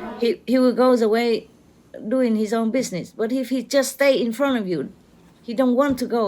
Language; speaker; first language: English; non-native, fluent; Vietnamese